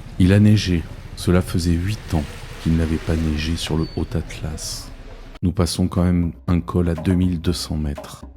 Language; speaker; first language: French; native; French